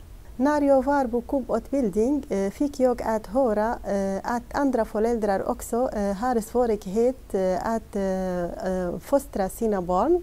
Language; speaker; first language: Swedish; non-native, learner; Arabic